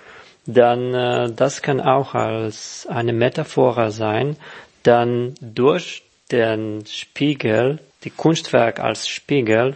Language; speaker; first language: German; non-native, learner; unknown